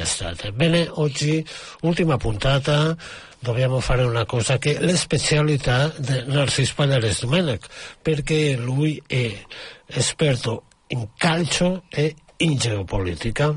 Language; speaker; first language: Italian; non-native, learner; Catalan